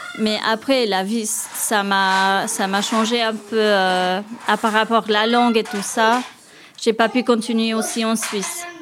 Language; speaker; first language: French; non-native, learner; Albanian